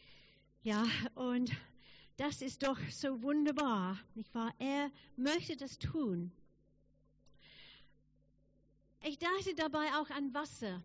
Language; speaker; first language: German; non-native, fluent; English